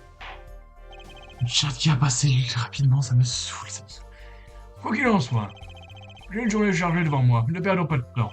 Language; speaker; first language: French; native; French